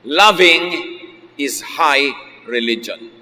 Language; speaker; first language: English; non-native, local second language; Filipino